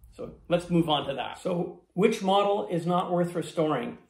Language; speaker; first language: English; native; English